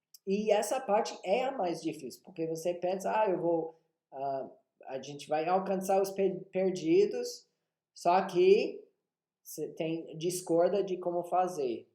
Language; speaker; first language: Portuguese; non-native, fluent; English